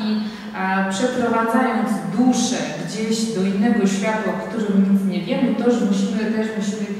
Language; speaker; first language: Polish; non-native, fluent; Georgian